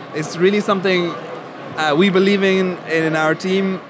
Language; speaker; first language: English; non-native, fluent; Arabic